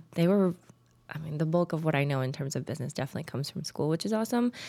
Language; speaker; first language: English; early bilingual, other home language; Tajik